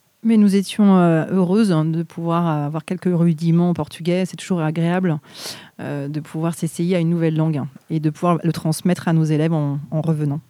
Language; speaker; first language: French; native; French